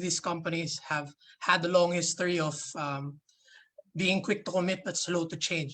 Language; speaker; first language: English; non-native, local second language; Filipino